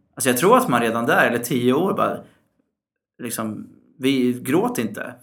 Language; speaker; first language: Swedish; early bilingual, other home language; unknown